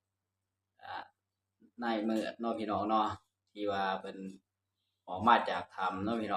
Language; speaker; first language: Thai; non-native, local second language; Lao